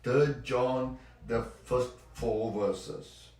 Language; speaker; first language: English; non-native, local second language; Sinhala